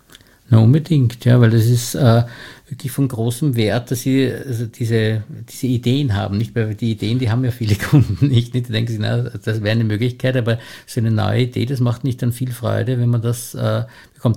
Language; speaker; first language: German; native; German